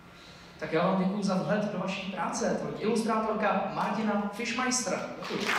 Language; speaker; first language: Czech; native; Czech